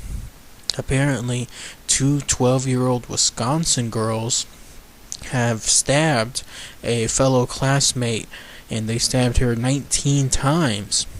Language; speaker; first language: English; native; English